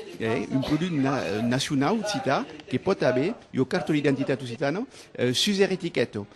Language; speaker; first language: Occitan; non-native, local second language; French